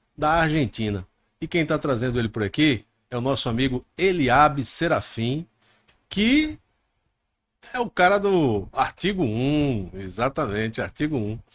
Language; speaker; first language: Portuguese; native; Portuguese